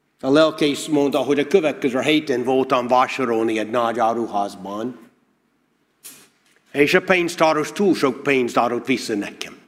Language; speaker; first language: Hungarian; non-native, learner; English